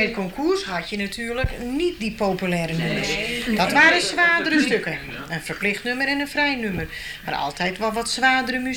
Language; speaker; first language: Dutch; native; Dutch